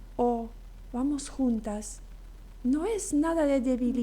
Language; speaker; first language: Spanish; non-native, local second language; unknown